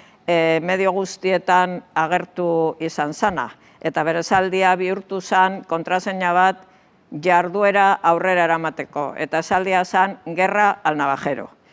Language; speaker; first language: Basque; native; Basque